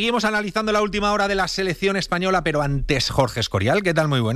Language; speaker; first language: Spanish; native; Spanish